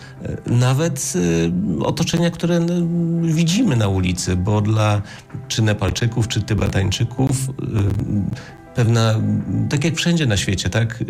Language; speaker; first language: Polish; native; Polish